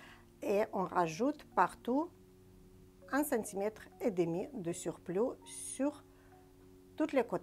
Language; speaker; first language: French; non-native, fluent; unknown